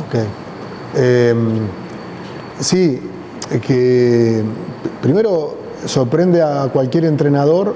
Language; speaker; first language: Portuguese; non-native, learner; Spanish